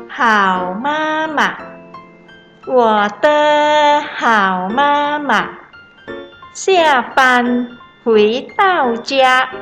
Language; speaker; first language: Chinese; non-native, fluent; Thai